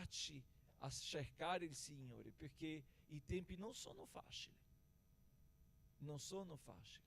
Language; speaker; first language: Italian; non-native, fluent; Portuguese